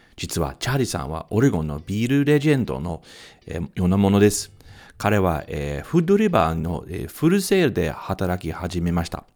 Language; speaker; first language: Japanese; non-native, fluent; English